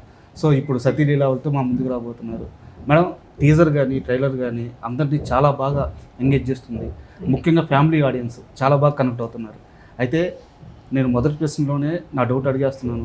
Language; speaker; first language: Telugu; native; Telugu